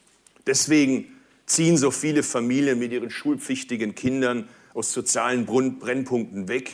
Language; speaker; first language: German; early bilingual, other home language; Turkish